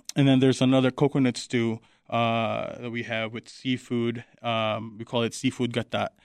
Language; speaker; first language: English; non-native, local second language; Filipino